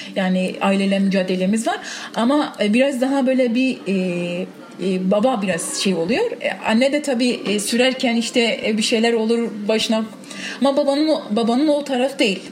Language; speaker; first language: Turkish; non-native, local second language; Kurdish